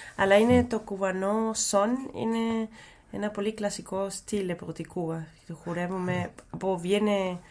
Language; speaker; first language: Greek; non-native, learner; Spanish